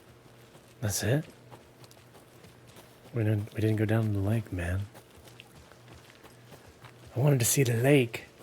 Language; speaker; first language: English; native; English